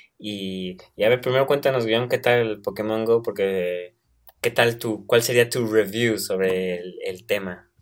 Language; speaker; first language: Spanish; native; Spanish